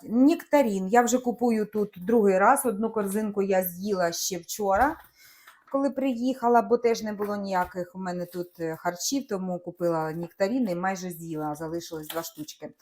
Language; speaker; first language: Ukrainian; non-native, local second language; Russian